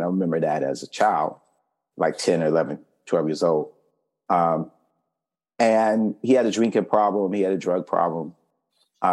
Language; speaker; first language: English; native; English